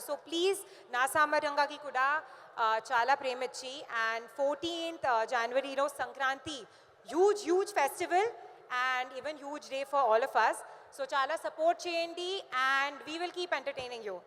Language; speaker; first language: Telugu; non-native, learner; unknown